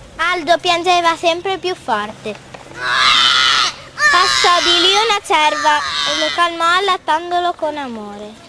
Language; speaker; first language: Italian; native; Italian